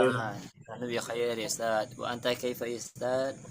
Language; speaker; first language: Arabic; non-native, learner; Indonesian